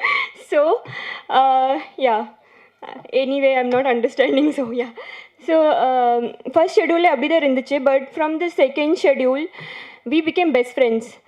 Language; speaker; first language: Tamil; non-native, learner; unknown